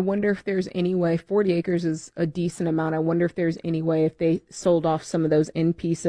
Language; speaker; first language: English; native; English